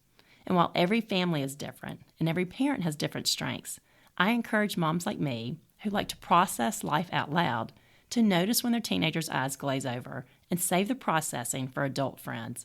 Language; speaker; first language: English; native; English